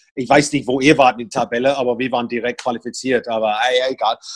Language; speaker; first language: German; non-native, fluent; English